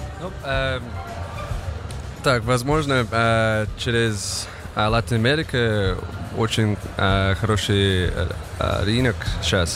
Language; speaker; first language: Russian; non-native, learner; English